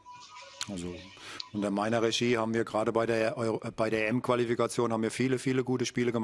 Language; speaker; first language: German; native; German